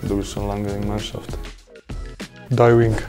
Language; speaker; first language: German; non-native, learner; Croatian